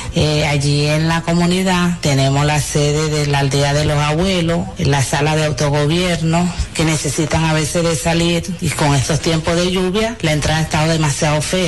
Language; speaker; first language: Spanish; native; Spanish